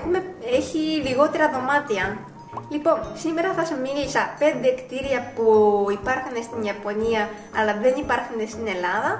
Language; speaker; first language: Greek; non-native, fluent; Japanese